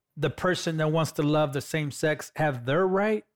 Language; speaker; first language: English; native; English